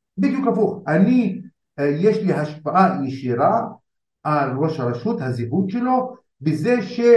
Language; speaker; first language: Hebrew; non-native, local second language; Arabic